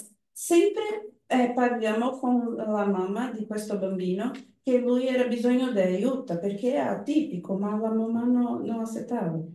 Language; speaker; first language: Italian; non-native, learner; Portuguese